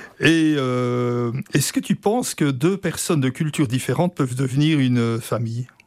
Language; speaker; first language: French; native; French